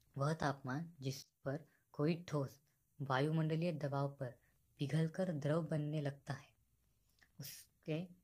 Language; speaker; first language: Hindi; non-native, local second language; Marathi